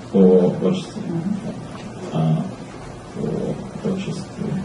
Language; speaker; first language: Russian; early bilingual, heritage; Russian